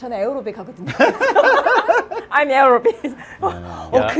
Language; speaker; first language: Korean; native; Korean